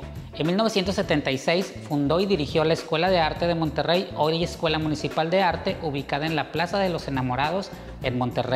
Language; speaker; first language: Spanish; native; Spanish